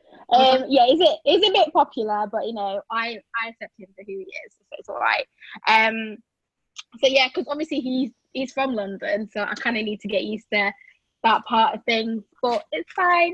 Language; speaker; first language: English; native; English